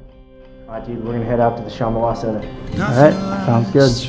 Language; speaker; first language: English; native; English